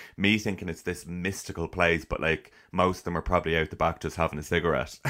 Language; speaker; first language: English; native; English